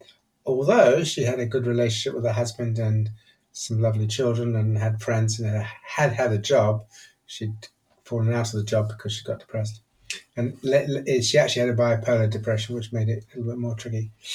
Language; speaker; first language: English; native; English